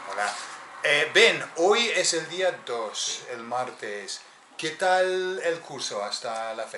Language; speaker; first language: Spanish; non-native, fluent; English